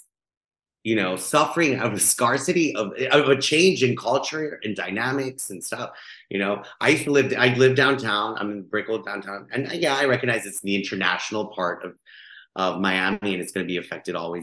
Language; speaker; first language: English; non-native, fluent; Spanish